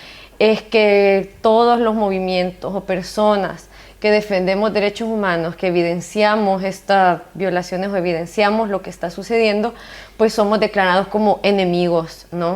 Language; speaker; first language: Spanish; native; Spanish